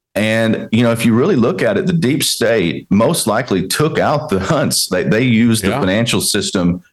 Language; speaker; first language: English; native; English